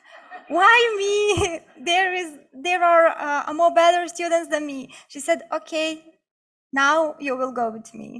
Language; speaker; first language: English; non-native, learner; Bosnian